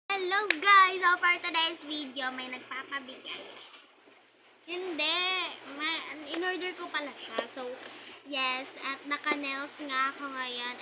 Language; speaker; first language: Filipino; non-native, local second language; Cebuano